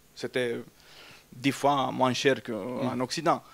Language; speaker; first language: French; non-native, fluent; Romanian